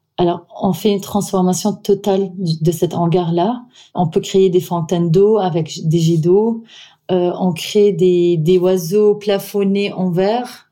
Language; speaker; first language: French; non-native, fluent; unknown